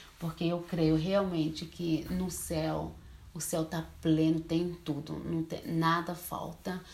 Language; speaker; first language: Portuguese; early bilingual, heritage; Portuguese